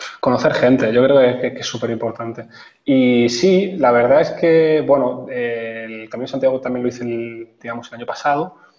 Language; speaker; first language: Spanish; native; Spanish